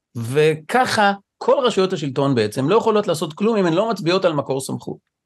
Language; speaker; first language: Hebrew; native; Hebrew